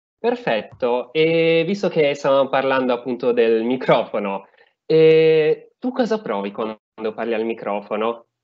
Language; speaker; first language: Italian; native; Italian